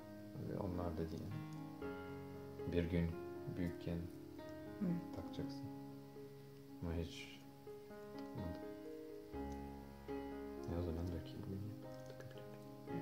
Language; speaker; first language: Turkish; non-native, learner; French